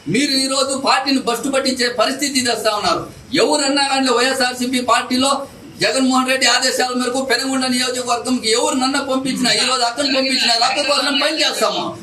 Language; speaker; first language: Telugu; non-native, local second language; Lambadi